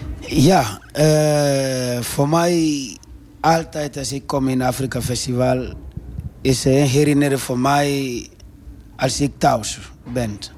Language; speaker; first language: Dutch; non-native, learner; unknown